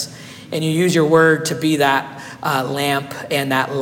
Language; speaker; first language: English; non-native, fluent; Spanish